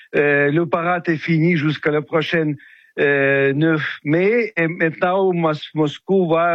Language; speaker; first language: French; non-native, fluent; Ukrainian